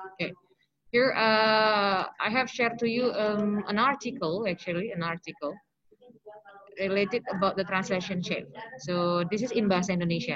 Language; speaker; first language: English; non-native, local second language; Indonesian